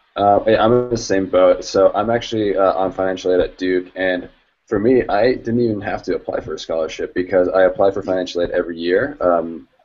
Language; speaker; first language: English; native; English